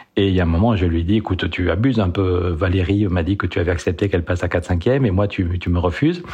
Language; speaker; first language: French; native; French